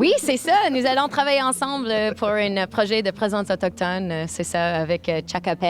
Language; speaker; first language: French; non-native, local second language; English